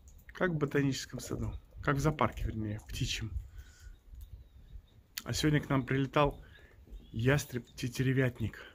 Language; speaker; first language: Russian; native; Russian